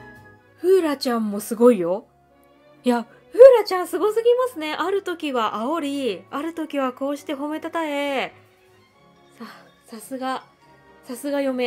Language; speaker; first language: Japanese; native; Japanese